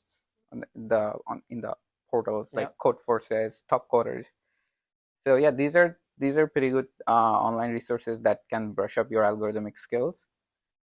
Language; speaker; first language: English; non-native, local second language; Bangla